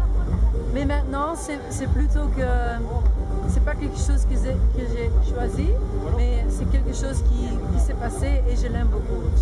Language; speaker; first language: French; non-native, local second language; Dutch